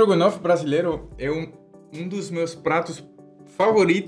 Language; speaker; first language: Portuguese; non-native, fluent; French